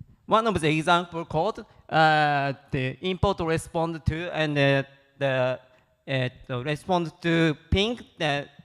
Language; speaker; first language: English; non-native, learner; Japanese